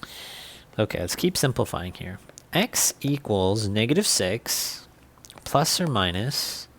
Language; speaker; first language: English; native; English